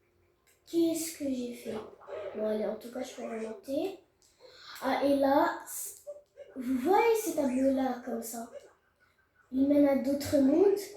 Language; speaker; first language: French; native; French